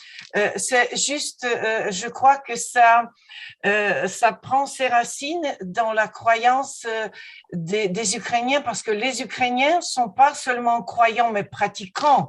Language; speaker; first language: French; non-native, fluent; Ukrainian